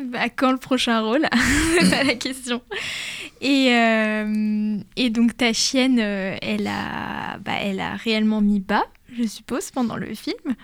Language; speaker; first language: French; native; French